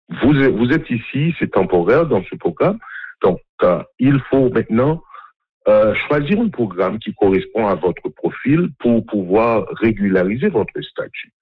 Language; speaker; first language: French; non-native, local second language; Haitian Creole